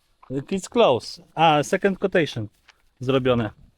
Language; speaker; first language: English; non-native, learner; Polish